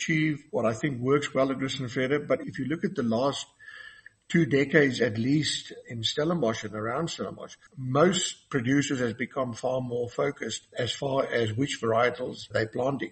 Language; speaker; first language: English; non-native, local second language; Afrikaans